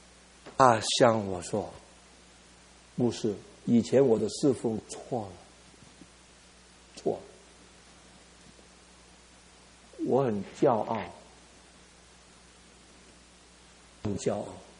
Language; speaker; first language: Chinese; early bilingual, heritage; Cantonese